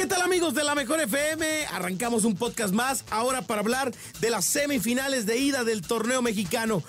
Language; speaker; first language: Spanish; native; Spanish